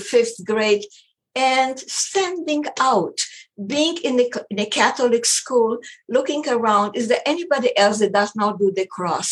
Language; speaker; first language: English; non-native, fluent; German